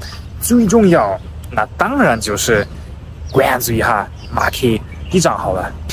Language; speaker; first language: Chinese; non-native, fluent; German